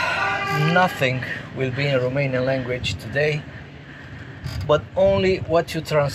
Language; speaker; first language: English; non-native, fluent; Romanian